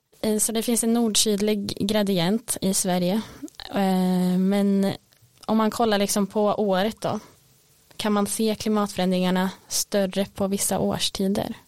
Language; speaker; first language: Swedish; native; Swedish